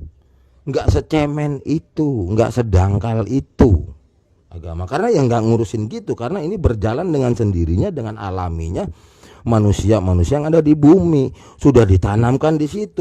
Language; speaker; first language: Indonesian; native; Indonesian